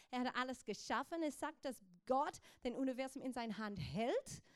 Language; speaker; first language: German; non-native, fluent; English